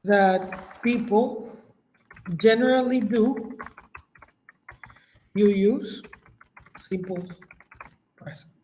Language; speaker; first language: English; non-native, fluent; Spanish